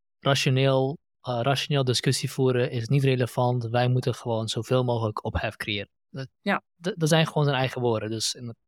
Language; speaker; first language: Dutch; native; Dutch